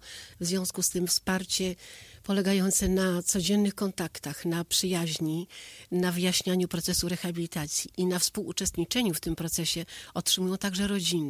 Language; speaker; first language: Polish; native; Polish